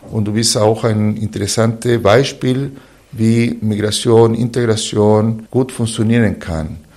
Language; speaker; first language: German; non-native, fluent; Spanish